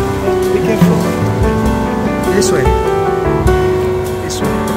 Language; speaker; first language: English; non-native, fluent; French